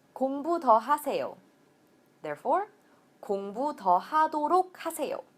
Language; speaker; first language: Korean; non-native, fluent; English